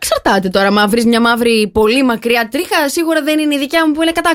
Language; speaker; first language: Greek; native; Greek